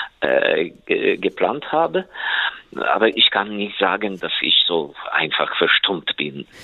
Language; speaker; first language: German; non-native, fluent; Ukrainian